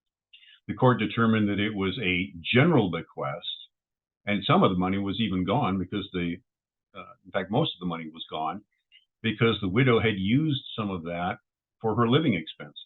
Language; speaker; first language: English; native; English